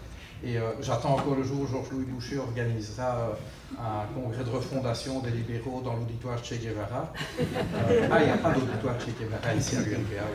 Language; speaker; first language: French; native; French